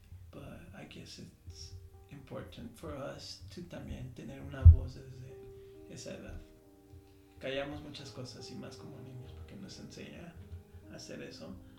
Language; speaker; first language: Spanish; early bilingual, heritage; Spanish